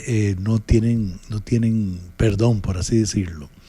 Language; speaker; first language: Spanish; native; Spanish